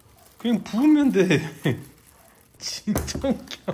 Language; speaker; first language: Korean; non-native, learner; French